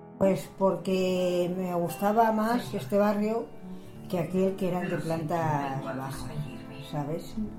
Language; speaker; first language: Spanish; native; Spanish